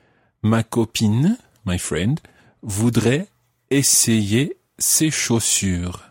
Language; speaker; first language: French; non-native, fluent; English